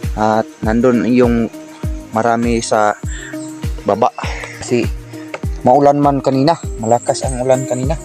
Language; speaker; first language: Filipino; non-native, local second language; Cebuano